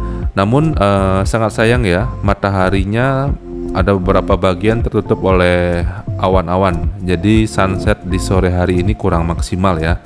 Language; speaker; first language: Indonesian; native; Indonesian